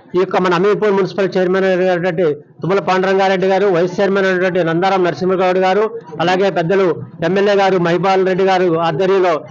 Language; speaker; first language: Telugu; native; Telugu